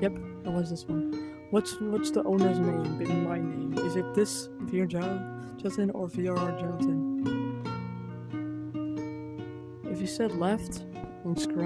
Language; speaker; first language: English; non-native, fluent; Dutch